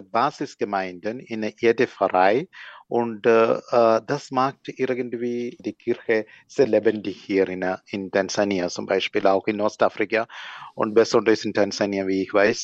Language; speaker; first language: German; non-native, learner; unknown